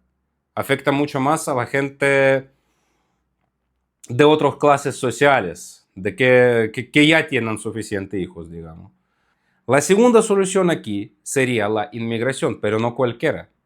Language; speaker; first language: Spanish; non-native, fluent; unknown